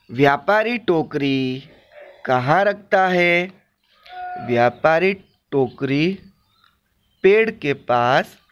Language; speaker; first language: Hindi; non-native, local second language; Gujarati